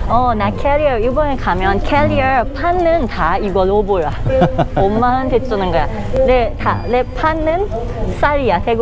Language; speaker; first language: Korean; non-native, learner; Thai